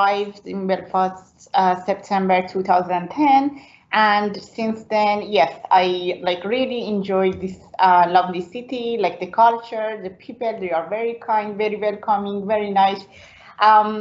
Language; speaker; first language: English; non-native, fluent; Persian